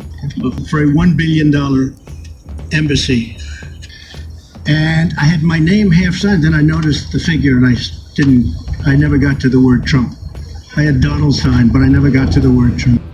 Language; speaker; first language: English; native; English